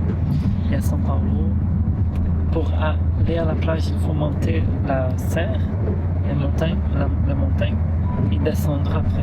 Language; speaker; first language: French; non-native, fluent; Portuguese